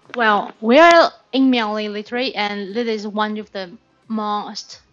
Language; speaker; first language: English; non-native, learner; Chinese